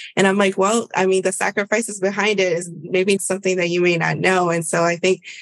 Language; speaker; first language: English; early bilingual, other home language; Spanish